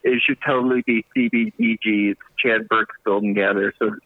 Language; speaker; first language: English; native; English